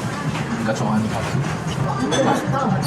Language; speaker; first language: Korean; non-native, learner; Japanese